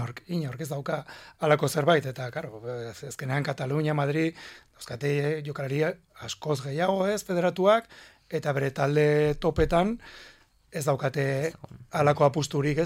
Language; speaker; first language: Basque; non-native, local second language; Spanish